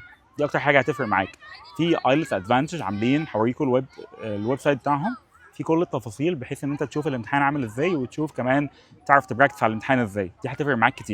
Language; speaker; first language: Arabic; native; Arabic